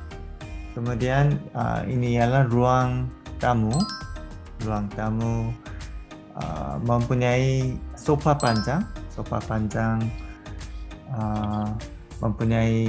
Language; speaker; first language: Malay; non-native, learner; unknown